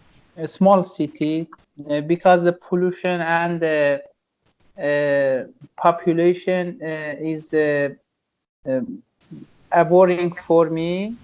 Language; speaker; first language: English; non-native, learner; Persian